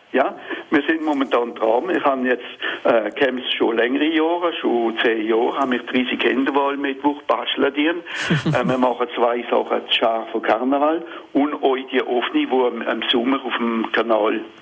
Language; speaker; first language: German; non-native, local second language; French